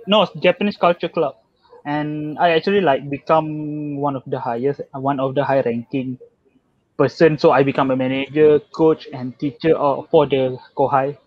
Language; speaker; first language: English; non-native, local second language; Malay